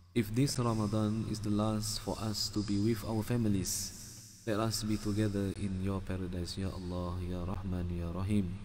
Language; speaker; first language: English; non-native, local second language; Malay